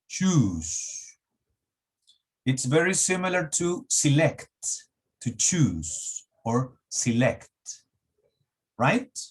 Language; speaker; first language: English; non-native, fluent; Spanish